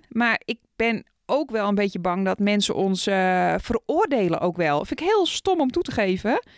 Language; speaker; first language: Dutch; native; Dutch